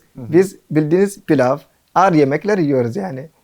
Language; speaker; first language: Turkish; non-native, fluent; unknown